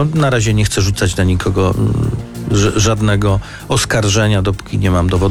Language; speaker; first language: Polish; native; Polish